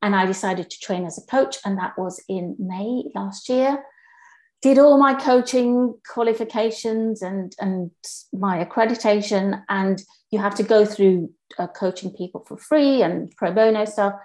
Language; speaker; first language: English; native; English